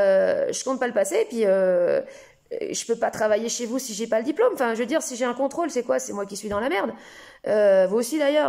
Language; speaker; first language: French; native; French